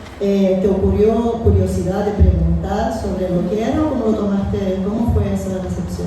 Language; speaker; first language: Spanish; non-native, fluent; Portuguese